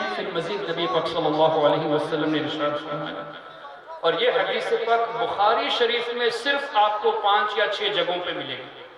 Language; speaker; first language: Urdu; non-native, fluent; Tamil